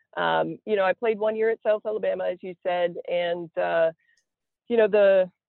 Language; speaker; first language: English; native; English